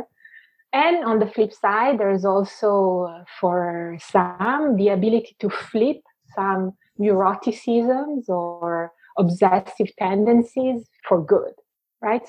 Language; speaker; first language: English; non-native, fluent; Italian